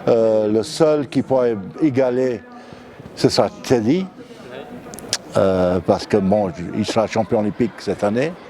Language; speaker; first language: French; non-native, fluent; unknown